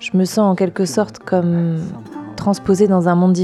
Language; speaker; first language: French; native; French